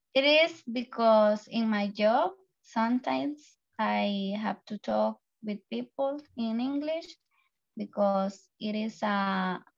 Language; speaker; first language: English; non-native, learner; Spanish